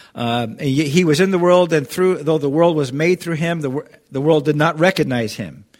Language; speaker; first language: English; native; English